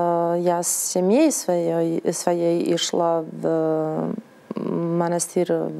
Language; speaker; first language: Russian; non-native, learner; Serbian